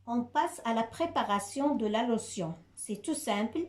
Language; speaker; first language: French; non-native, local second language; Arabic